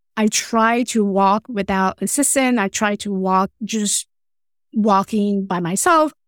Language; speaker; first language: English; non-native, fluent; Chinese